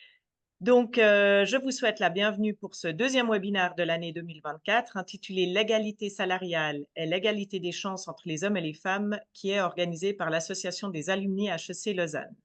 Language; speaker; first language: French; native; French